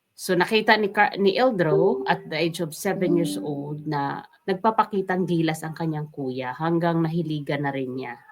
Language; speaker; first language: Filipino; native; Filipino